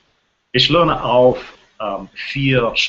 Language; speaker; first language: German; non-native, learner; English